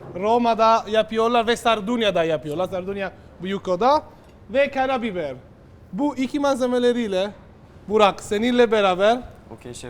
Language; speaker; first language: Turkish; non-native, fluent; Italian